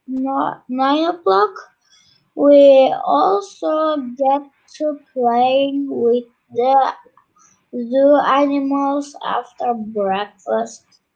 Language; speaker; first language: English; non-native, learner; Turkish